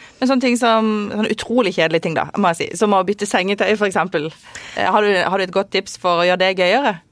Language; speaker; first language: Norwegian; native; Norwegian